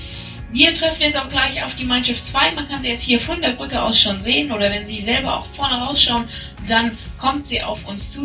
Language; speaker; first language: German; native; German